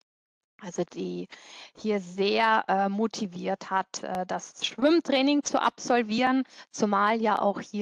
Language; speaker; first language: German; native; German